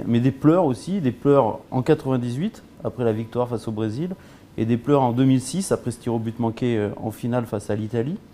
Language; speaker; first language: French; native; French